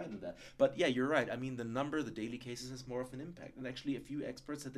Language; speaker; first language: English; non-native, fluent; German